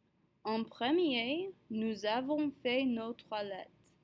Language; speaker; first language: French; non-native, fluent; English